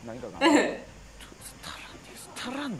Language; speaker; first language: Japanese; native; Japanese